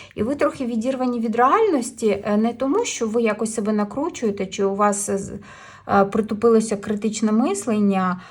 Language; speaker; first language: Ukrainian; non-native, local second language; Russian